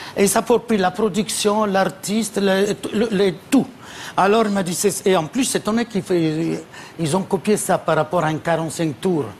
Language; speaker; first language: French; non-native, fluent; Italian